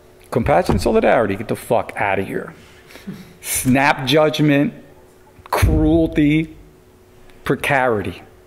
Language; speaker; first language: English; early bilingual, other home language; Spanish